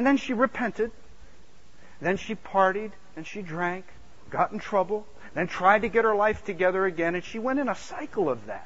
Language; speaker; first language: English; native; English